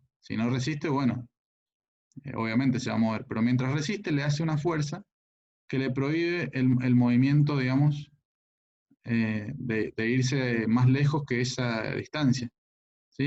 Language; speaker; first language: Spanish; native; Spanish